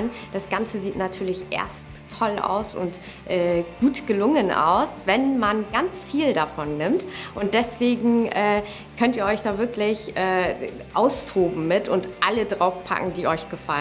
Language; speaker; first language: German; native; German